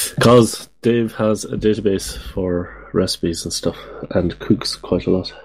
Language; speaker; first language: English; native; English